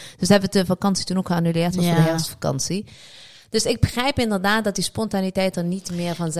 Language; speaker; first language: Dutch; early bilingual, other home language; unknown